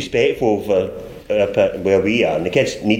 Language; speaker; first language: English; native; English